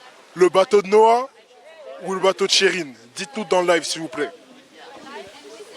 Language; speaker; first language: French; native; French